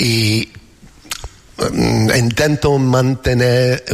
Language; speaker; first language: Spanish; non-native, learner; English